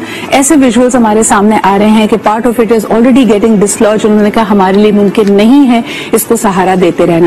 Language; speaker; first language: Urdu; native; Urdu